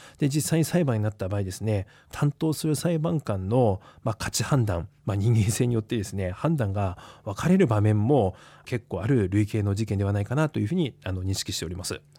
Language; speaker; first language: Japanese; native; Japanese